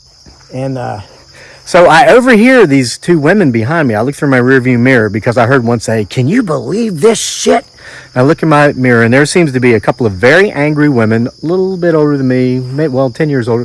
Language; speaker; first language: English; native; English